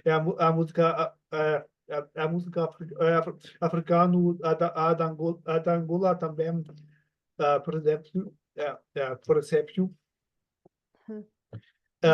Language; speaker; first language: Portuguese; non-native, learner; German